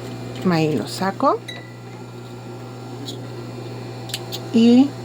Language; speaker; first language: Spanish; native; Spanish